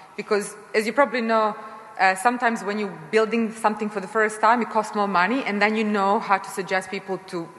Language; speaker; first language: English; non-native, fluent; Serbian